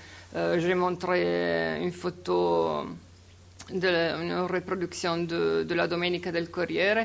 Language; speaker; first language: French; non-native, fluent; Italian